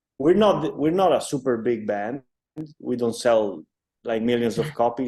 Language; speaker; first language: English; non-native, fluent; Italian